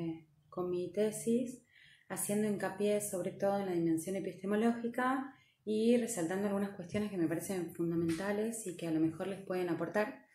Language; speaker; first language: Spanish; native; Spanish